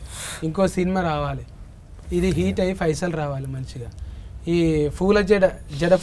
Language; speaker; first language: Telugu; native; Telugu